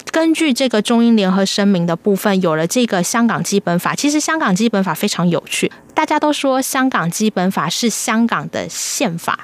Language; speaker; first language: Chinese; native; Chinese